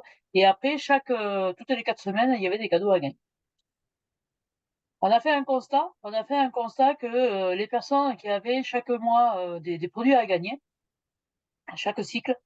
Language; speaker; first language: French; native; French